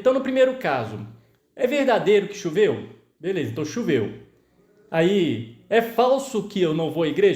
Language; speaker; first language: Portuguese; native; Portuguese